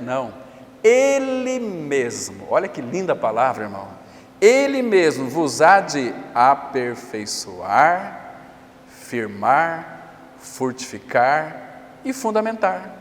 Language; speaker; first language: Portuguese; native; Portuguese